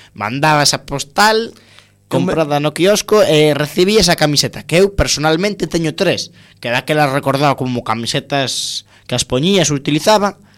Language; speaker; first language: Galician; non-native, local second language; Spanish